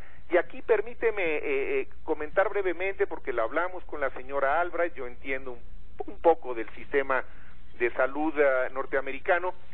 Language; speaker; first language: Spanish; native; Spanish